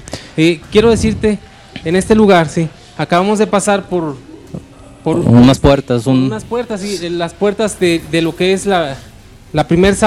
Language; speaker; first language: Spanish; native; Spanish